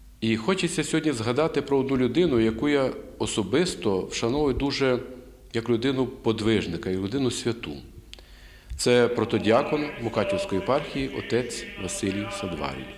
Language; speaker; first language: Ukrainian; native; Ukrainian